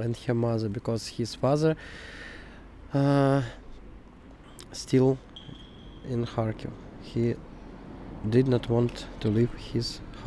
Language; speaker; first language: English; non-native, learner; Ukrainian